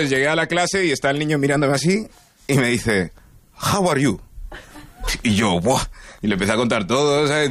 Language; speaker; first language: Spanish; early bilingual, other home language; English